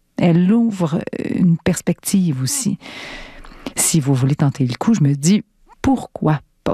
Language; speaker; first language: French; native; French